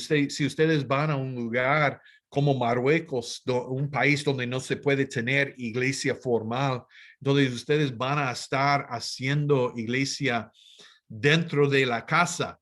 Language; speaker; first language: Spanish; non-native, fluent; English